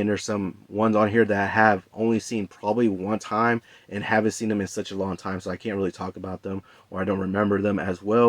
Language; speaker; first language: English; native; English